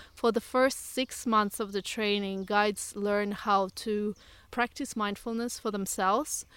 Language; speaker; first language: English; non-native, fluent; Russian